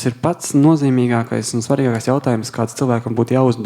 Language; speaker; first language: Latvian; native; Latvian